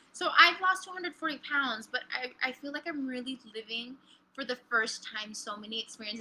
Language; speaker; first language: English; early bilingual, other home language; Spanish